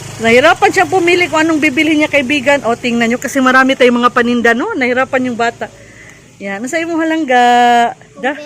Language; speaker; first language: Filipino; non-native, local second language; Cebuano